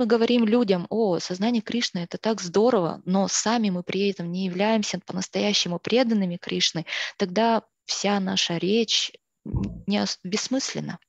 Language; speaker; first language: Russian; native; Russian